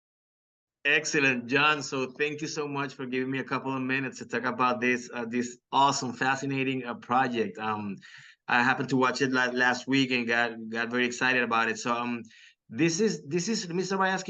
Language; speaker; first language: English; non-native, local second language; Spanish